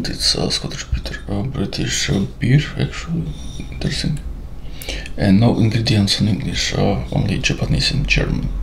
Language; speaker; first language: English; non-native, learner; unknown